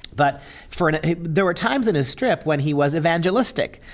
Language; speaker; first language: English; native; English